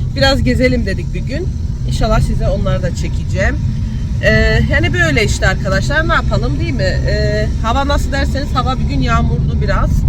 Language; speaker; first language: Turkish; early bilingual, heritage; Turkish